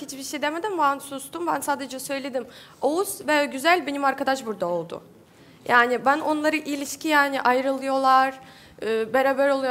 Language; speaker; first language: Turkish; non-native, learner; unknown